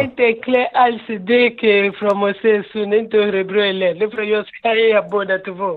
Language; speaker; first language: Swedish; non-native, learner; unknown